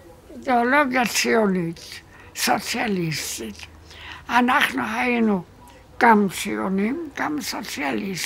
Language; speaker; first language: Hebrew; non-native, fluent; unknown